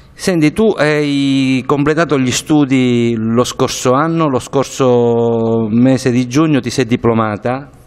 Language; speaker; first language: Italian; native; Italian